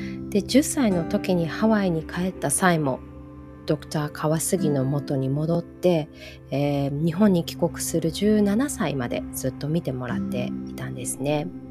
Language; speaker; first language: Japanese; early bilingual, other home language; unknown